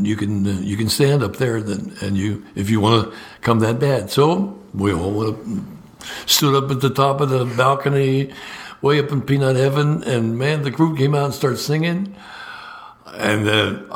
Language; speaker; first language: English; native; English